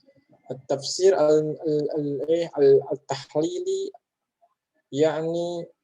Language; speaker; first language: Arabic; non-native, fluent; Indonesian